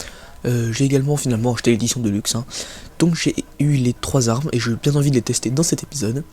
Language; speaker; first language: French; native; French